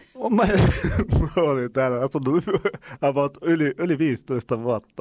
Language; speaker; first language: Finnish; non-native, fluent; Arabic